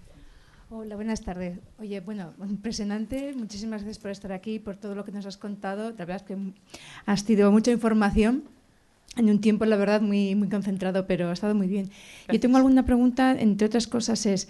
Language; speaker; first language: Spanish; native; Spanish